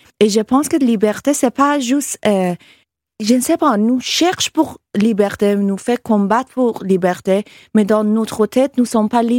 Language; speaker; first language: French; non-native, learner; Persian